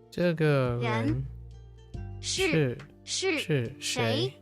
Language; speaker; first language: Chinese; non-native, learner; English